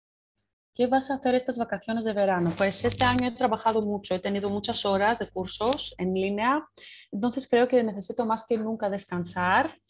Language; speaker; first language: Spanish; non-native, fluent; Greek